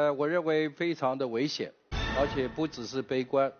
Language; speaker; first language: Chinese; native; Chinese